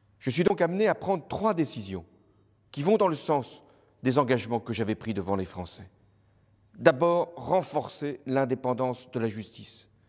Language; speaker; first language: French; native; French